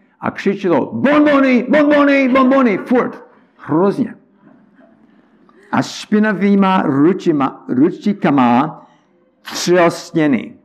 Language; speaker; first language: Czech; non-native, learner; English